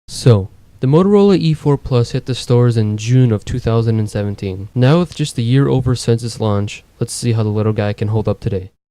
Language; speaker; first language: English; native; English